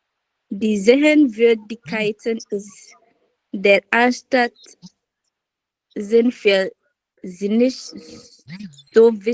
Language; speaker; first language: German; non-native, learner; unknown